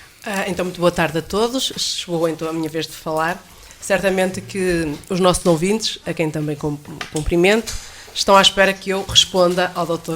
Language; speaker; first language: Portuguese; native; Portuguese